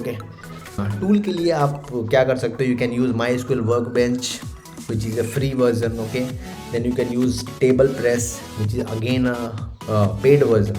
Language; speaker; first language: English; non-native, local second language; Hindi